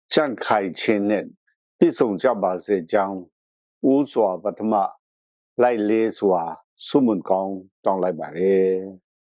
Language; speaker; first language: Burmese; non-native, local second language; Kachin